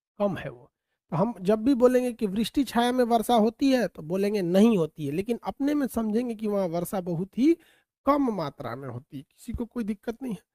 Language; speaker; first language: Hindi; native; Hindi